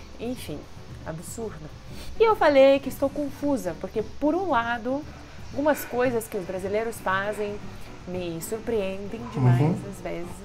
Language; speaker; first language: Portuguese; non-native, fluent; Russian